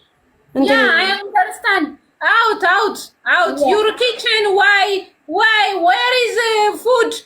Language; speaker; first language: English; non-native, learner; Amharic